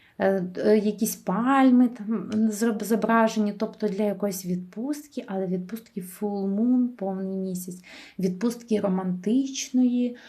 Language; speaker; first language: Ukrainian; native; Ukrainian